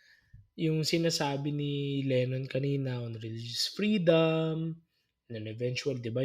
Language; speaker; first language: Filipino; native; Filipino